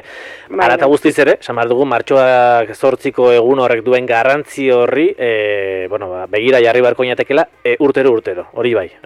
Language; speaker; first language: Basque; native; Basque